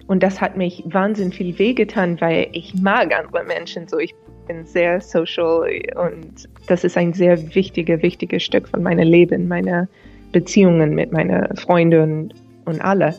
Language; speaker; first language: German; non-native, fluent; English